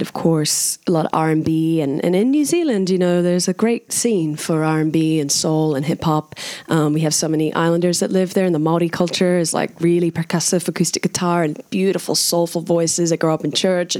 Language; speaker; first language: English; native; English